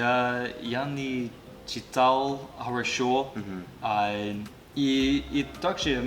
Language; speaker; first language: Russian; non-native, learner; English